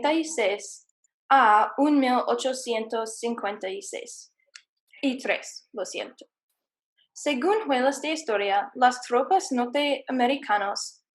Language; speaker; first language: Spanish; non-native, learner; English